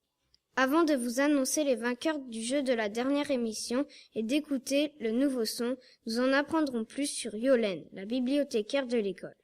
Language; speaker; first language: French; native; French